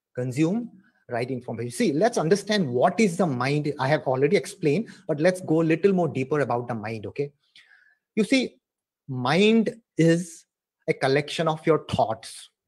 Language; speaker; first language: English; non-native, local second language; Assamese